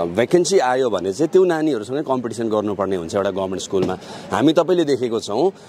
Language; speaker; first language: Nepali; native; Nepali